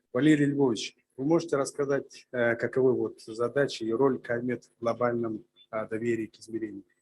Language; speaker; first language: Russian; native; Russian